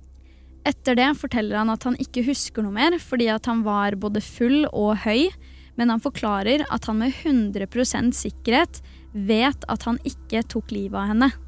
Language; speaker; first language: Norwegian; native; Norwegian